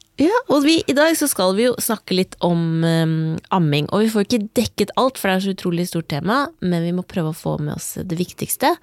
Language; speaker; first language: Norwegian; native; Norwegian